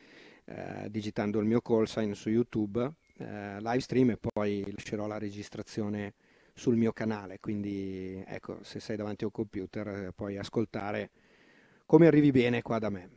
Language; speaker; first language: Italian; native; Italian